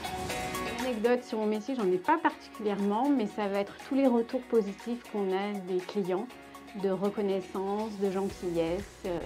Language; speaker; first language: French; native; French